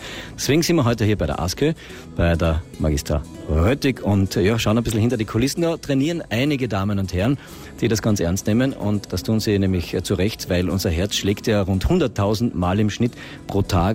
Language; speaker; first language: German; native; German